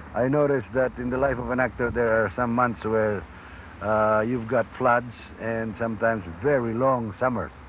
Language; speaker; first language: English; non-native, local second language; Filipino